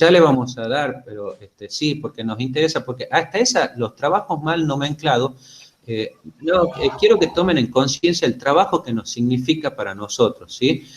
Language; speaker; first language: Spanish; native; Spanish